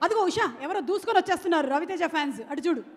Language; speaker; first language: Telugu; native; Telugu